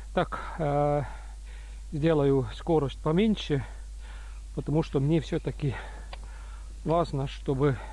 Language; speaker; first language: Russian; non-native, local second language; Estonian